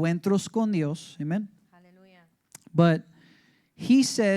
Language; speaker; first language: Spanish; early bilingual, heritage; English